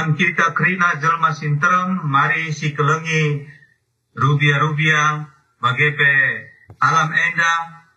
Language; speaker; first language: English; non-native, learner; Indonesian